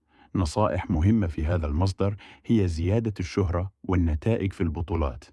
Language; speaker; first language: Arabic; native; Arabic